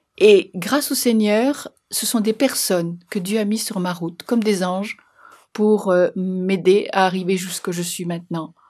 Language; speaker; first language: French; native; French